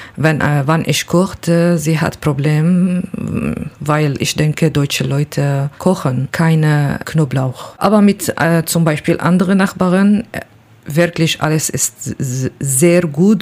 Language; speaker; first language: German; non-native, learner; Kurdish